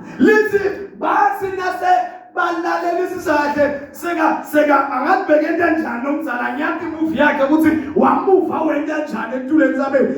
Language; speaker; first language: Zulu; non-native, local second language; Swati